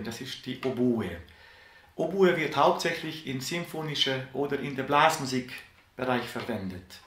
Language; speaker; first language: German; non-native, fluent; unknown